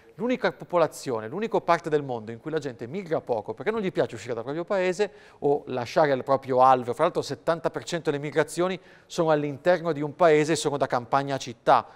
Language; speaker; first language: Italian; native; Italian